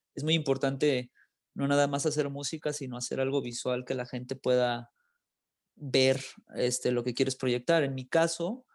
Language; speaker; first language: Spanish; early bilingual, heritage; Spanish